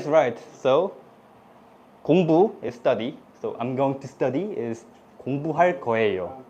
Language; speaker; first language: English; non-native, fluent; Korean